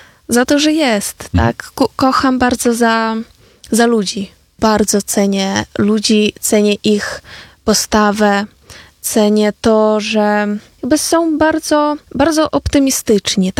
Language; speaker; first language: Polish; non-native, fluent; Ukrainian